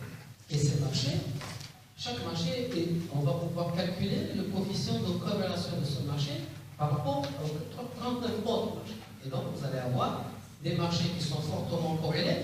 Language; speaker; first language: French; non-native, local second language; Arabic